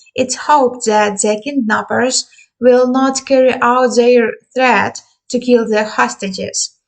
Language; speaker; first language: English; non-native, fluent; Ukrainian